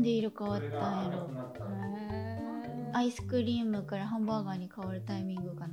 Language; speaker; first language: Japanese; native; Japanese